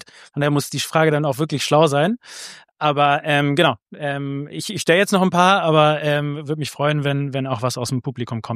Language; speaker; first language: German; native; German